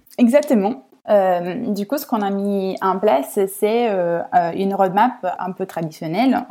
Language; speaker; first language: French; non-native, fluent; Italian